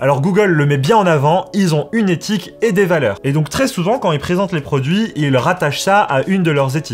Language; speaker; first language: French; native; French